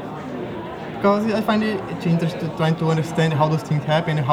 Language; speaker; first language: English; non-native, fluent; Portuguese